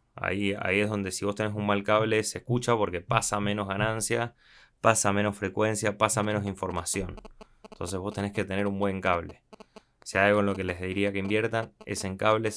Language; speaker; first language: Spanish; native; Spanish